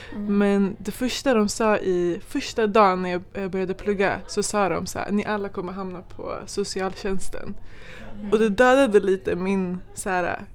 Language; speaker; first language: Swedish; early bilingual, other home language; Persian